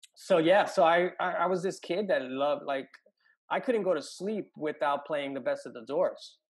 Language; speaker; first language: English; early bilingual, other home language; Spanish